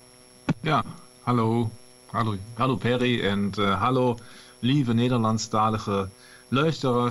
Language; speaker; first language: Dutch; non-native, learner; German